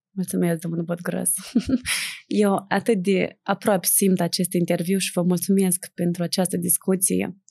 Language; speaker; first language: Romanian; native; Romanian